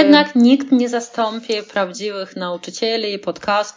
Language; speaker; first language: Polish; non-native, fluent; Russian